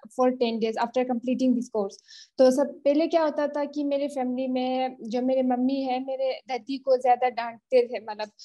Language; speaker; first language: Hindi; native; Hindi